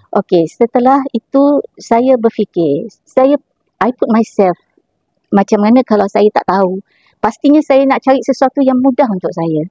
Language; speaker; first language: Malay; native; Malay